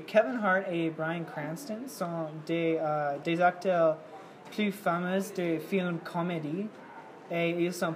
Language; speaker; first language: French; non-native, learner; English